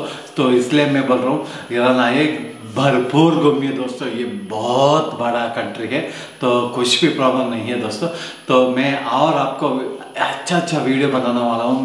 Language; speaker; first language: Hindi; non-native, local second language; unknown